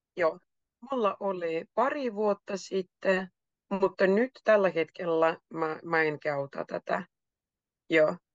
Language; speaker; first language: Finnish; native; Finnish